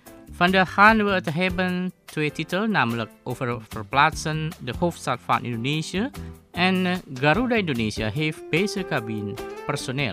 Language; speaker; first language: Dutch; non-native, fluent; Indonesian